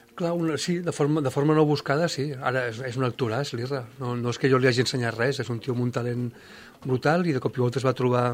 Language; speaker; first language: Catalan; native; Catalan